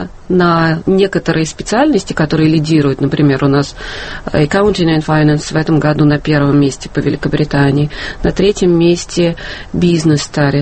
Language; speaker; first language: Russian; native; Russian